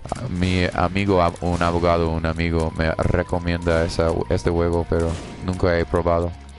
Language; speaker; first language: Spanish; non-native, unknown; English